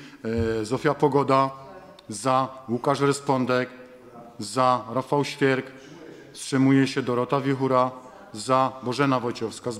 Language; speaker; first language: Polish; native; Polish